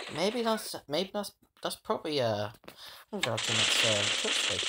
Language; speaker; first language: English; native; English